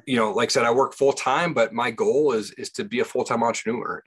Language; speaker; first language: English; native; English